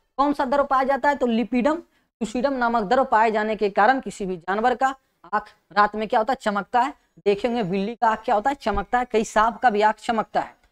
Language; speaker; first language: Hindi; native; Hindi